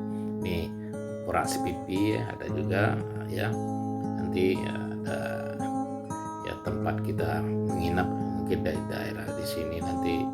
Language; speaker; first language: Indonesian; non-native, local second language; Minangkabau